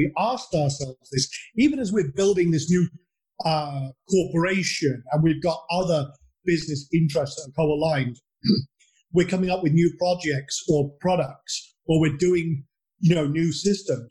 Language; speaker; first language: English; native; English